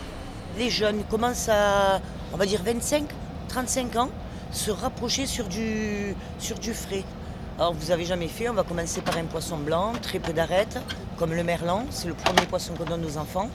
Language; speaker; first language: French; native; French